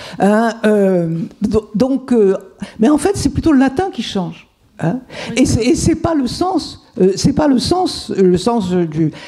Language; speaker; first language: French; native; French